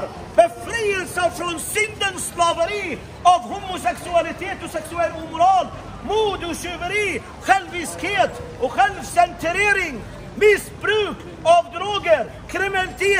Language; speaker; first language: Swedish; non-native, fluent; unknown